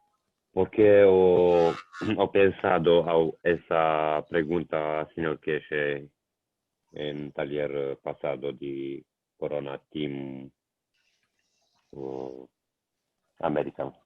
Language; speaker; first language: Spanish; non-native, learner; Italian